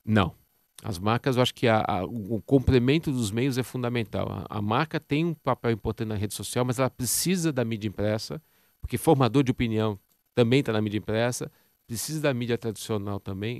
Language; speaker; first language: Portuguese; native; Portuguese